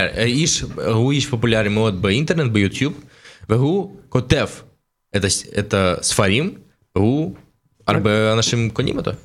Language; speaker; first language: Hebrew; non-native, learner; Russian